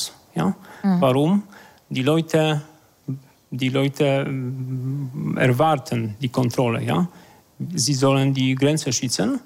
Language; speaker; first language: German; non-native, fluent; Polish